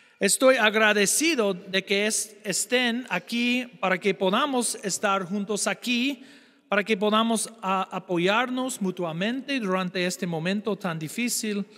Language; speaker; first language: Spanish; non-native, fluent; English